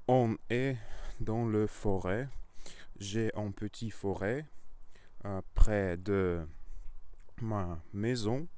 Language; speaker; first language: French; non-native, learner; Russian